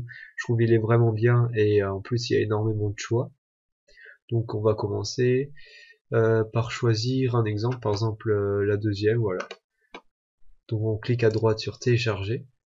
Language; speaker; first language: French; native; French